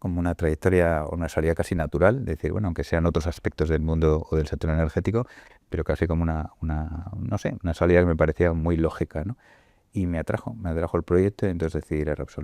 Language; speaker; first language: Spanish; native; Spanish